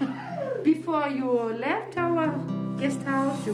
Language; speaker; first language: English; non-native, learner; Georgian